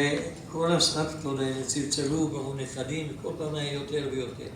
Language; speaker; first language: Hebrew; non-native, fluent; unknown